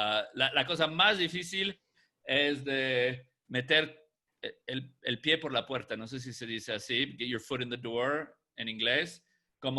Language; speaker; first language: Spanish; non-native, fluent; English